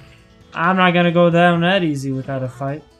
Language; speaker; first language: English; native; English